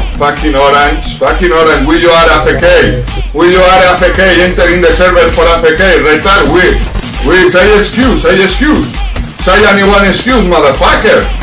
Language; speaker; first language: English; non-native, learner; Spanish